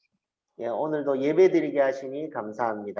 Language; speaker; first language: Korean; native; Korean